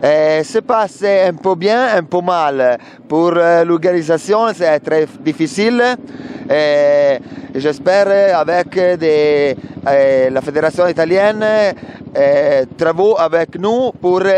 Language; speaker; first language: French; non-native, learner; Italian